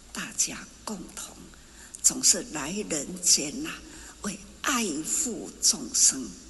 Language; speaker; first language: Chinese; non-native, local second language; Min Nan Chinese